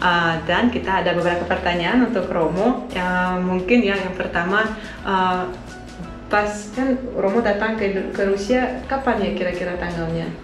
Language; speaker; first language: Indonesian; non-native, fluent; Russian